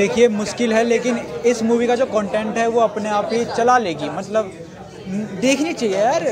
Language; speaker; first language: Hindi; native; Hindi